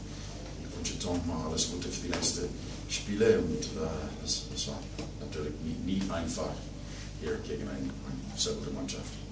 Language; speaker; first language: German; non-native, fluent; English